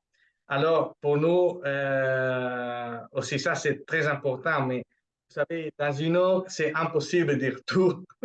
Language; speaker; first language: French; non-native, fluent; Italian